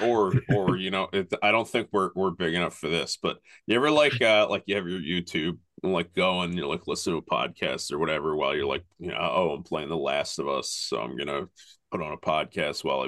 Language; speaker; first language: English; native; English